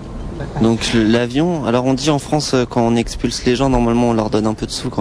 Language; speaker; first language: French; native; French